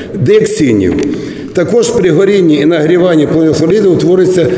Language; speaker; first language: Ukrainian; non-native, local second language; Russian